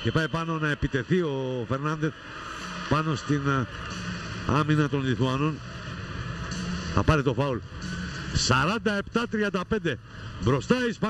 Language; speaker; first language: Greek; native; Greek